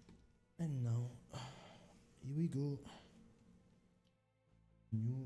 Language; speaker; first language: English; non-native, learner; French